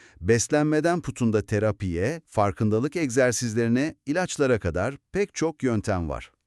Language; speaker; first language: Turkish; native; Turkish